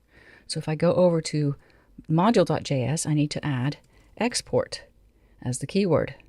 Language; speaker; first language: English; native; English